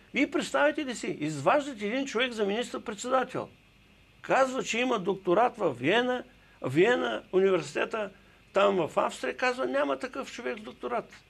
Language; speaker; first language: Bulgarian; native; Bulgarian